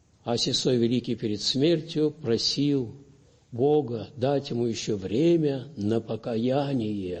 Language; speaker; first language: Russian; native; Russian